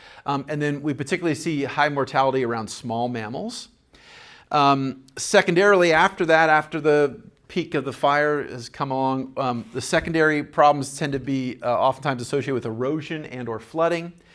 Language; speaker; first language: English; native; English